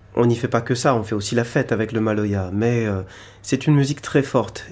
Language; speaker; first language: French; native; French